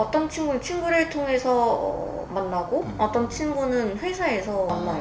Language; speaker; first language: Korean; non-native, fluent; Vietnamese